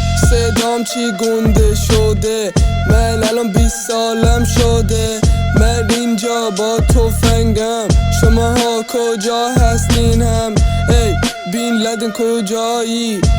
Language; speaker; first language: Persian; early bilingual, heritage; Persian